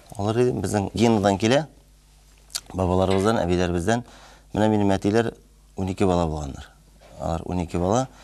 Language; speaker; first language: Tatar; native; Tatar